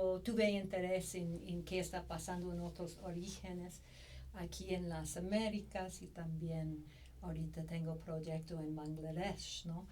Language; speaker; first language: Spanish; non-native, fluent; English